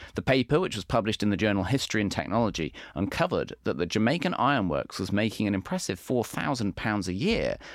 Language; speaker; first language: English; native; English